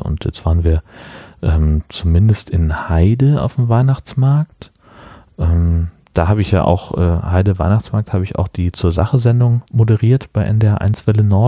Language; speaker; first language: German; native; German